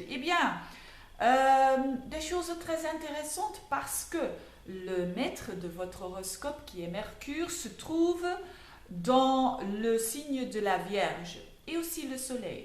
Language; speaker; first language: French; non-native, fluent; Dutch